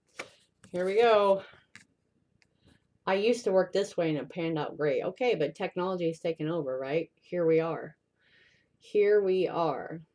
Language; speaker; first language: English; native; English